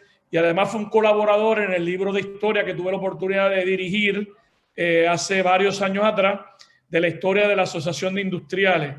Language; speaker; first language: Spanish; native; Spanish